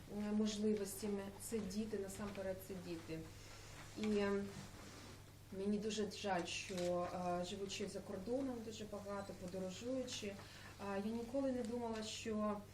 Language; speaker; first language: Ukrainian; non-native, learner; German